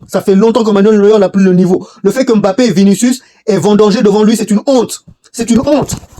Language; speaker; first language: French; native; French